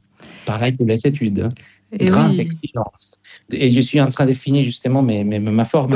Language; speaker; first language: French; non-native, fluent; Spanish